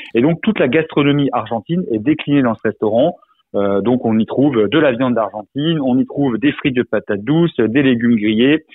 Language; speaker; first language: French; native; French